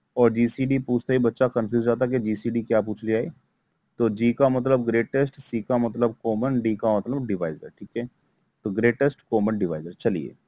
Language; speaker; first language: Hindi; native; Hindi